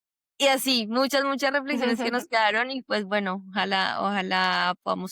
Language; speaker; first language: Spanish; native; Spanish